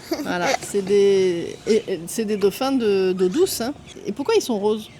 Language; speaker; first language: French; native; French